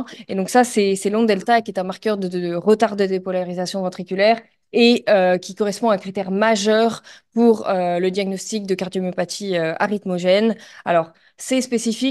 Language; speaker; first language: French; native; French